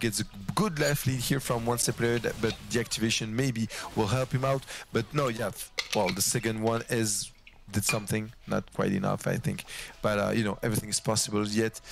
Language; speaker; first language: English; non-native, fluent; French